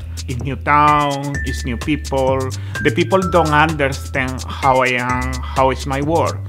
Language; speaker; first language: English; non-native, learner; Spanish